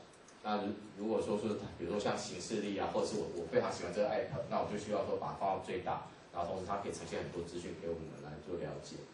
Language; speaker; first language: Chinese; native; Chinese